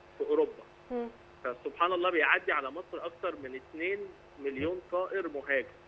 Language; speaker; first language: Egyptian Arabic; native; Egyptian Arabic